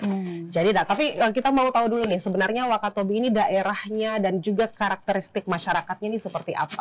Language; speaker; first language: Indonesian; native; Indonesian